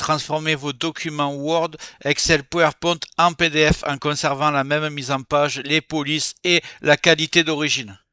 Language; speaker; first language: French; native; French